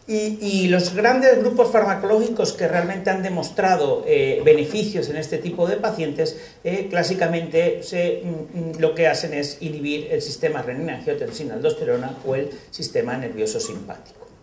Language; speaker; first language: Spanish; native; Spanish